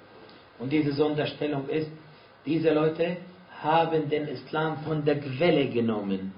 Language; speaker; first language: German; non-native, fluent; Arabic